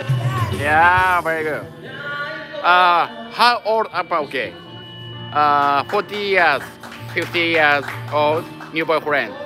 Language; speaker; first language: English; non-native, learner; Japanese